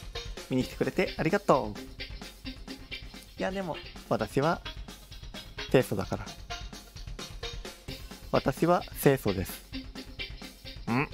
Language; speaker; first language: Japanese; non-native, learner; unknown